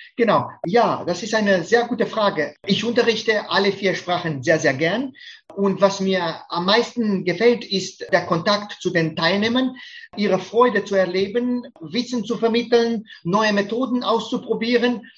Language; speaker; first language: German; non-native, fluent; Romanian